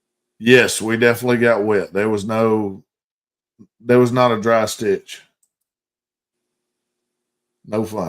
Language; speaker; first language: English; native; English